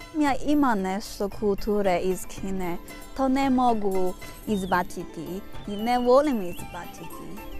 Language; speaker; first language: Bosnian; non-native, learner; Chinese